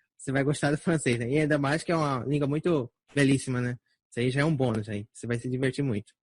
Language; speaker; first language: Portuguese; native; Portuguese